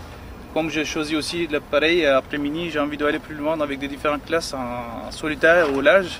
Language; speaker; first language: French; non-native, fluent; Turkish